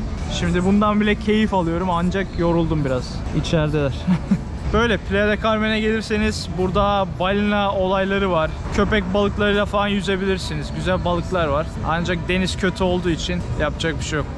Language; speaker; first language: Turkish; native; Turkish